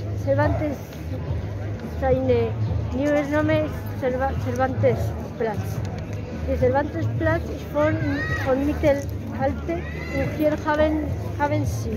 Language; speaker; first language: German; non-native, learner; Spanish